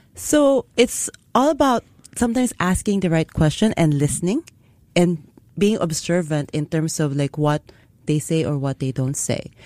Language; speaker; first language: English; non-native, local second language; Filipino